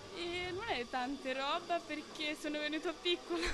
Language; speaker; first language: Italian; non-native, learner; Bangla